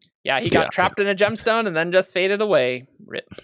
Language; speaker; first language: English; native; English